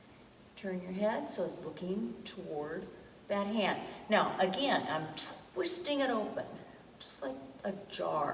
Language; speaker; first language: English; native; English